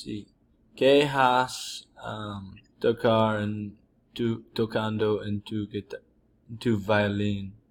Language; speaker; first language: Spanish; non-native, learner; English